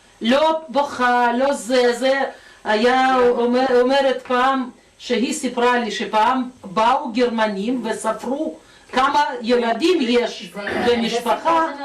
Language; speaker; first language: Hebrew; non-native, learner; Russian